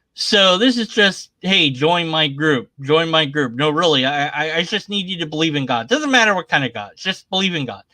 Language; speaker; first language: English; native; English